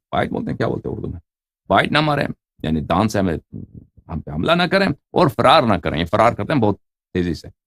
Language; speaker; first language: Urdu; non-native, fluent; Persian